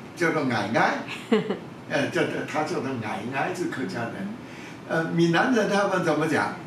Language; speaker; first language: Chinese; non-native, local second language; Hakka Chinese